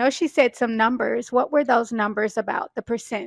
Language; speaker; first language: English; native; English